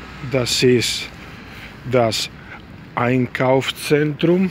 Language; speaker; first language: German; non-native, learner; Italian